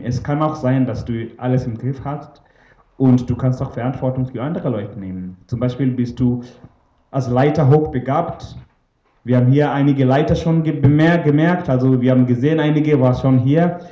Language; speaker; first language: German; non-native, fluent; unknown